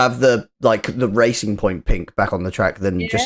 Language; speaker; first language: English; native; English